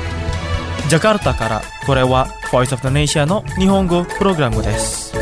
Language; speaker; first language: Japanese; non-native, fluent; Indonesian